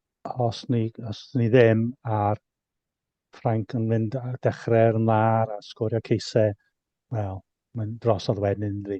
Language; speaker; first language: Welsh; non-native, fluent; English